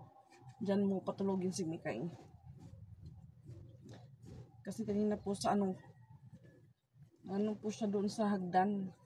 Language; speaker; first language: Filipino; native; Filipino